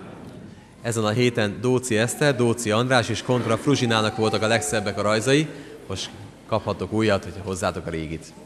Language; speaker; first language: Hungarian; native; Hungarian